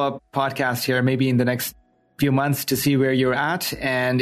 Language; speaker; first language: English; non-native, local second language; Urdu